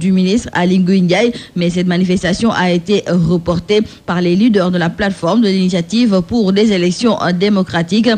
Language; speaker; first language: French; non-native, local second language; Wolof